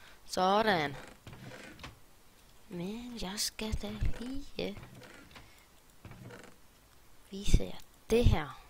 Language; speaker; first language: Danish; native; Danish